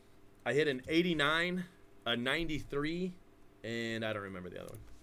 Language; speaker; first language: English; native; English